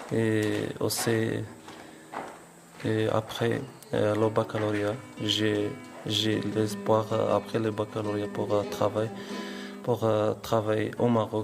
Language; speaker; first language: French; non-native, learner; Arabic